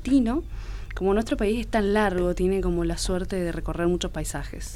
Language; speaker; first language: Spanish; native; Spanish